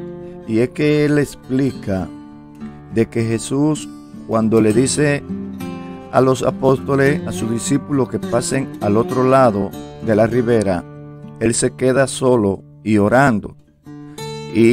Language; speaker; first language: Spanish; native; Spanish